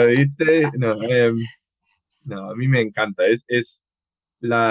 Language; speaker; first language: Spanish; non-native, fluent; English